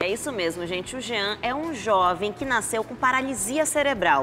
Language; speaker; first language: Portuguese; native; Portuguese